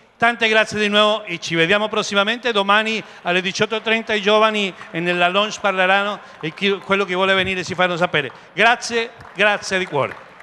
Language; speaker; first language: Italian; non-native, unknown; Spanish